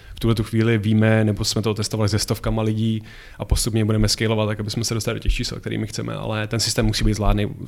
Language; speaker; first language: Czech; native; Czech